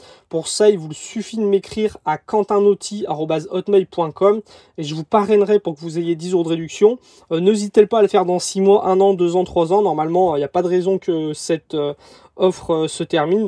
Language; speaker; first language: French; native; French